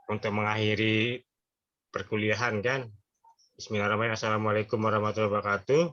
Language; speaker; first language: Indonesian; native; Indonesian